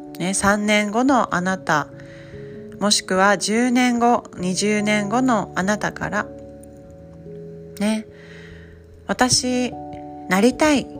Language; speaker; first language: Japanese; native; Japanese